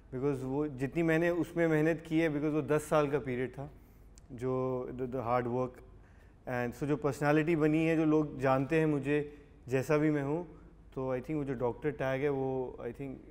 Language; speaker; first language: Hindi; native; Hindi